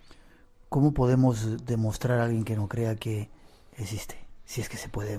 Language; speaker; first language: Spanish; native; Spanish